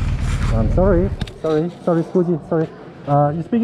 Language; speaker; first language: English; non-native, fluent; German